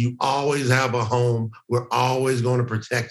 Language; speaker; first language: English; native; English